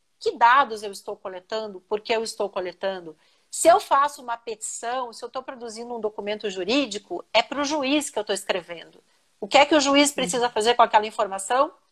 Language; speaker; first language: Portuguese; native; Portuguese